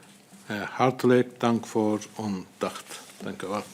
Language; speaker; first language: Dutch; non-native, fluent; Azerbaijani